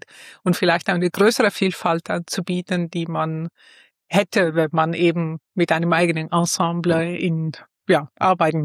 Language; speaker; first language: German; non-native, fluent; Italian